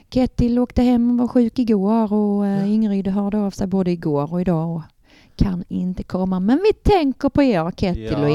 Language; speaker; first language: Swedish; native; Swedish